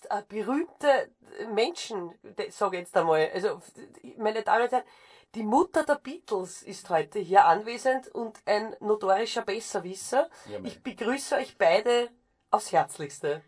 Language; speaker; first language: German; native; German